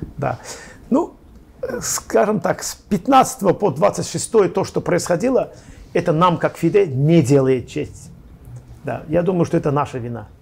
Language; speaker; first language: Russian; non-native, local second language; Azerbaijani